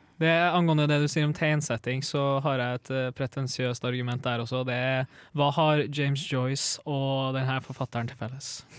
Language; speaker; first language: Norwegian; native; Norwegian